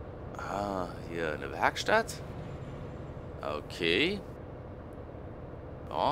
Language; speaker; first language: German; native; German